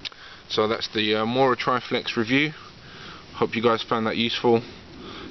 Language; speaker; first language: English; native; English